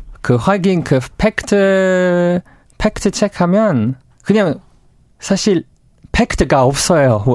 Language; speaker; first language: Korean; non-native, fluent; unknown